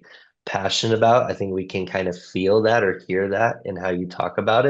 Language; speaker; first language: English; native; English